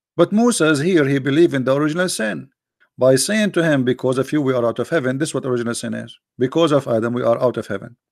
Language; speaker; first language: English; non-native, fluent; Arabic